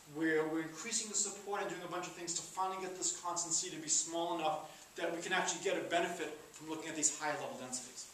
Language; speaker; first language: English; native; English